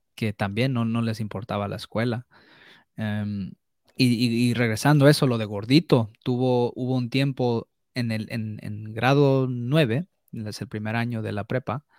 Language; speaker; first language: Spanish; early bilingual, heritage; Spanish